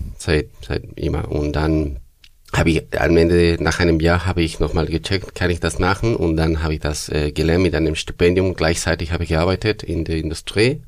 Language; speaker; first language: German; non-native, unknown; Spanish